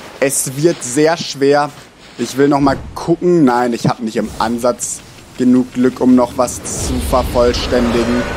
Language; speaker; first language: German; native; German